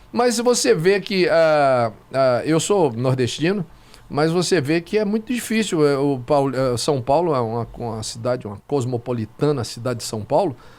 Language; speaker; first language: Portuguese; native; Portuguese